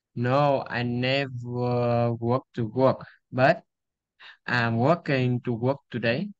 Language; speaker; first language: English; non-native, learner; Vietnamese